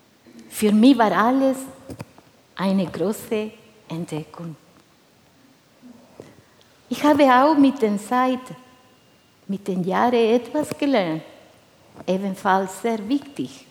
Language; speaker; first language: German; non-native, fluent; Spanish